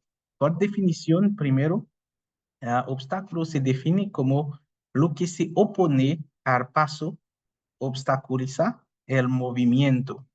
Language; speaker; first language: Spanish; non-native, fluent; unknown